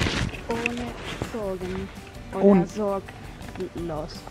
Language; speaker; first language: German; non-native, fluent; Finnish